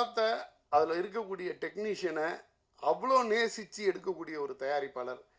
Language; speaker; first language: Tamil; native; Tamil